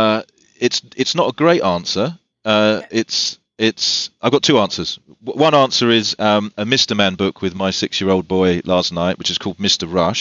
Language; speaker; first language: English; native; English